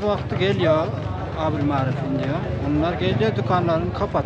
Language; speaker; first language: Turkish; non-native, learner; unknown